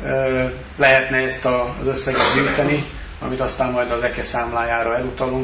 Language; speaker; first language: Hungarian; native; Hungarian